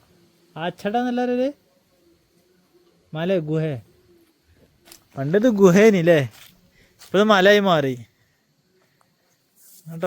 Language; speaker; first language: Malayalam; native; Malayalam